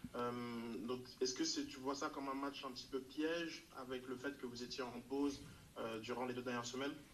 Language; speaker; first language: French; native; French